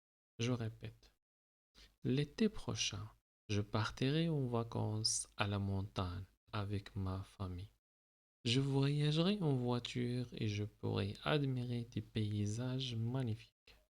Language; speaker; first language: French; non-native, local second language; Arabic